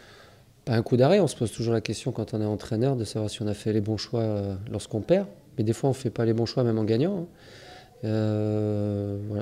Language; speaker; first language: French; native; French